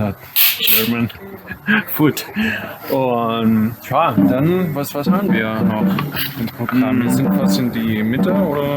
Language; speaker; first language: German; non-native, fluent; Spanish